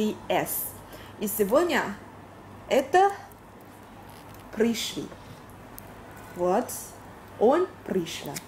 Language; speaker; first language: Russian; non-native, learner; Chinese